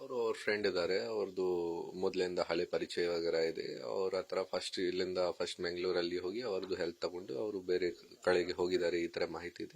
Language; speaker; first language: Kannada; non-native, fluent; Hindi